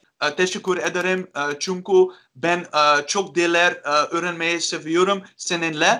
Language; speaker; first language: Turkish; non-native, learner; Dutch